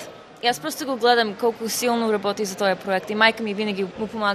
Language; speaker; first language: Bulgarian; early bilingual, heritage; Bulgarian